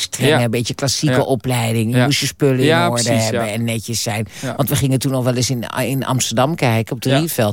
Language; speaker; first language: Dutch; native; Dutch